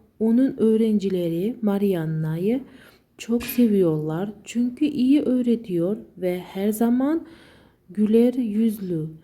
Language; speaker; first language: Turkish; non-native, learner; Uzbek